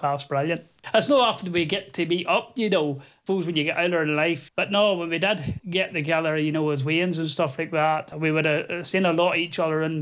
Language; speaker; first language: English; native; English